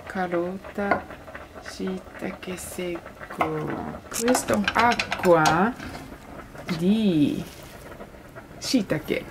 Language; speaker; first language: Italian; non-native, learner; Japanese